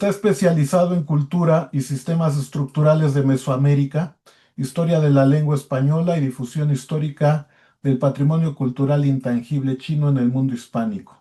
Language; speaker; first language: Spanish; native; Spanish